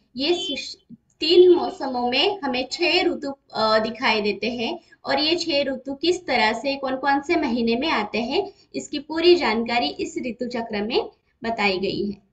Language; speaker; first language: Hindi; non-native, local second language; Marathi